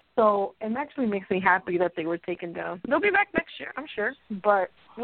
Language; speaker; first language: English; early bilingual, other home language; Spanish